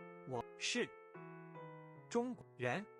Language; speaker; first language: Chinese; non-native, learner; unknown